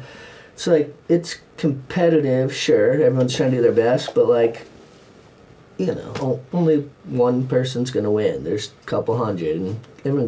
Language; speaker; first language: English; native; English